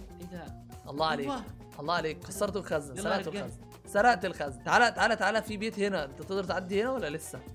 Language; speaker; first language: Arabic; native; Arabic